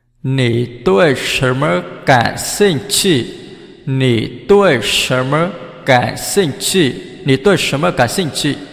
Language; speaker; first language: Chinese; non-native, fluent; Vietnamese